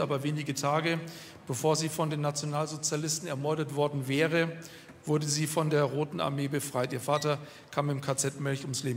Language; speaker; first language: German; native; German